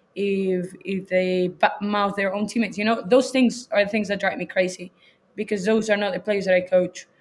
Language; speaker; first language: English; non-native, fluent; Spanish